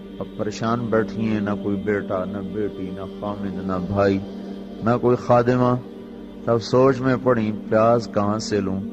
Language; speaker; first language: Urdu; non-native, local second language; Punjabi